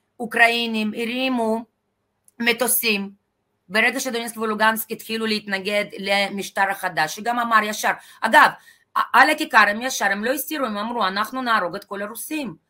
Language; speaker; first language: Hebrew; non-native, fluent; Russian